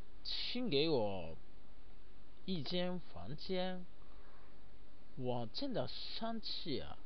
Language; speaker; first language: Chinese; non-native, learner; Japanese